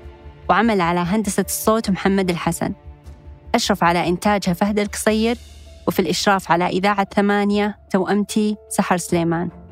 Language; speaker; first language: Arabic; native; Arabic